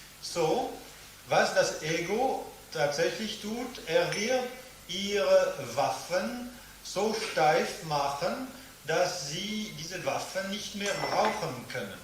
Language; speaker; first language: German; non-native, fluent; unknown